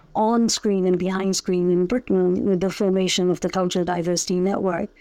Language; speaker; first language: English; early bilingual, other home language; Punjabi